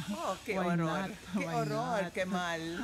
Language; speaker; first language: Spanish; non-native, learner; Iloko